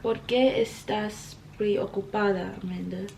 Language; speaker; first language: Spanish; non-native, learner; English